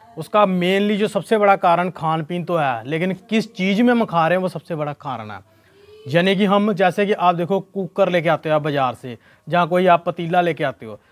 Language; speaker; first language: Hindi; non-native, local second language; Punjabi